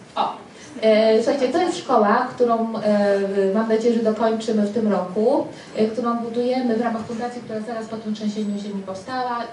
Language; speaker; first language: Polish; early bilingual, heritage; Spanish